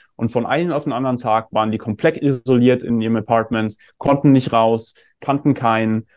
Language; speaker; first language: German; native; German